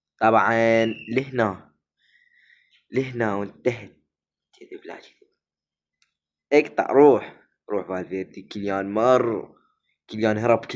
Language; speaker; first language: Arabic; native; Arabic